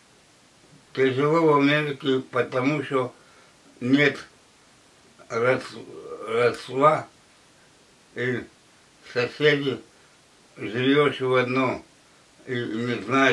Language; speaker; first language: Russian; non-native, local second language; Ukrainian